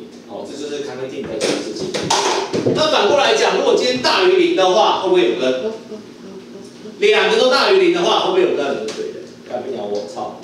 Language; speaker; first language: Chinese; native; Chinese